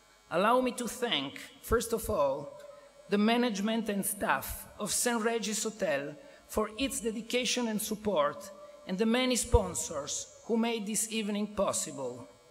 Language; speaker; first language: English; non-native, fluent; Italian